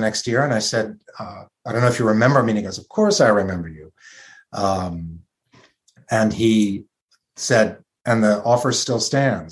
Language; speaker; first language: English; native; English